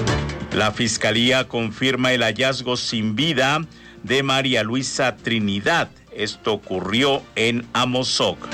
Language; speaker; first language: Spanish; native; Spanish